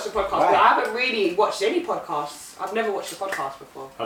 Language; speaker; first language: English; native; English